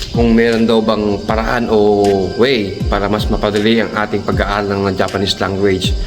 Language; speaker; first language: Filipino; native; Filipino